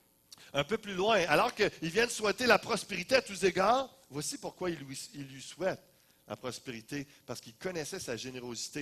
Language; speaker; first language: French; native; French